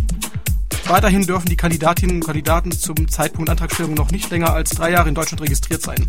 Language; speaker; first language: German; native; German